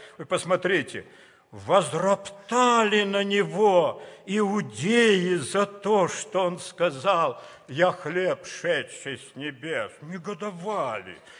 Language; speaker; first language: Russian; native; Russian